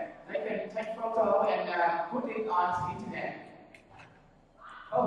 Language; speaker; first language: English; non-native, learner; Vietnamese